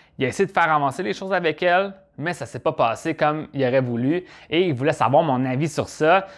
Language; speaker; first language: French; native; French